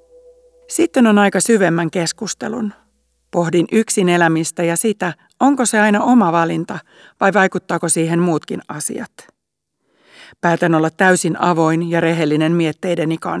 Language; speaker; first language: Finnish; native; Finnish